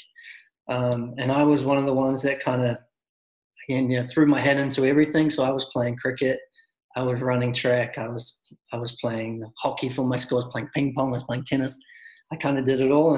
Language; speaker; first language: English; native; English